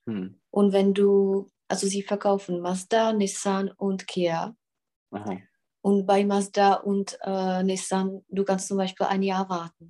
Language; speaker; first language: German; non-native, fluent; Czech